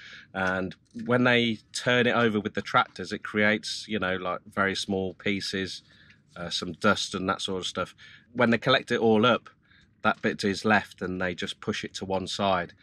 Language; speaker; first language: English; native; English